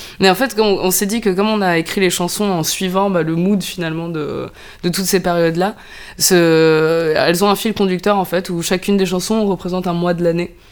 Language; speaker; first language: French; non-native, local second language; Arabic